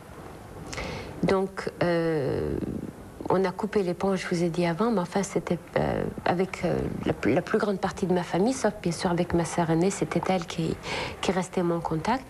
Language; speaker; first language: French; non-native, local second language; Arabic